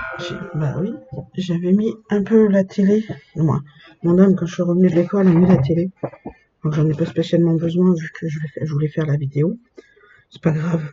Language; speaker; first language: French; native; French